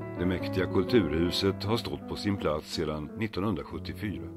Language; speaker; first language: Swedish; native; Swedish